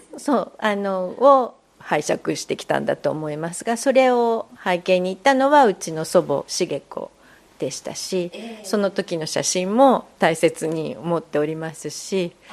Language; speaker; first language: Japanese; native; Japanese